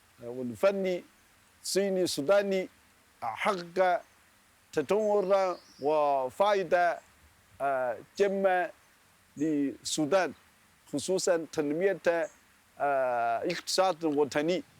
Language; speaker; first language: Arabic; non-native, fluent; Chinese